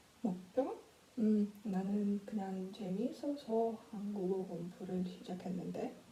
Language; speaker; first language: Korean; non-native, learner; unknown